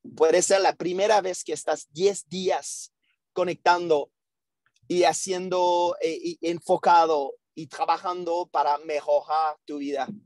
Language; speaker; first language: Spanish; non-native, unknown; French